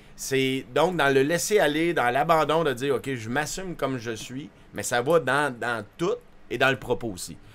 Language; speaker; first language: French; native; French